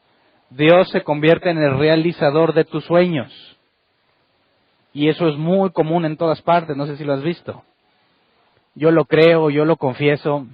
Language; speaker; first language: Spanish; native; Spanish